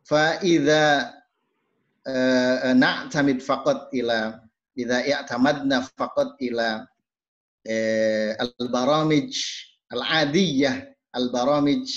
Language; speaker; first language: Arabic; non-native, fluent; Indonesian